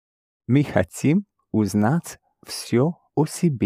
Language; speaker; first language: Russian; non-native, learner; English